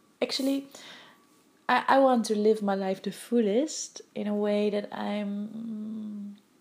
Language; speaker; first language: English; non-native, fluent; Dutch